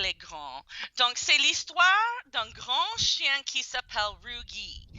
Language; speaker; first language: French; non-native, fluent; English